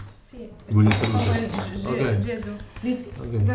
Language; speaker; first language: Italian; non-native, fluent; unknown